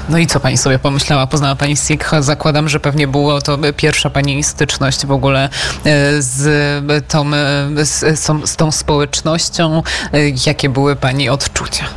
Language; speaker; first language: Polish; native; Polish